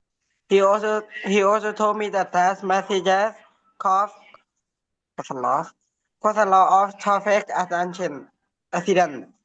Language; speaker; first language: English; non-native, learner; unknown